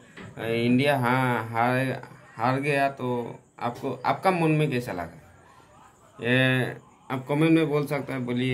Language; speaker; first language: Hindi; non-native, local second language; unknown